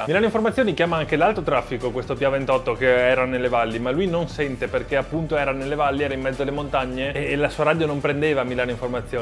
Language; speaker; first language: Italian; native; Italian